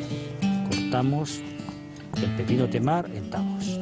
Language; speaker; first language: Spanish; non-native, fluent; Chinese